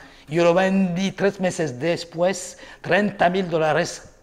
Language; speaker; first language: Spanish; non-native, learner; French